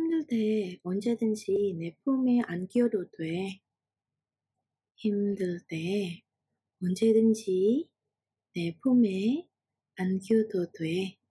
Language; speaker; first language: Korean; non-native, fluent; Indonesian